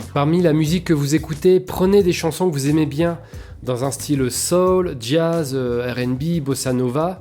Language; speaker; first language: French; native; French